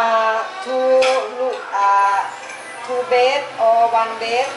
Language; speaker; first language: English; non-native, learner; Thai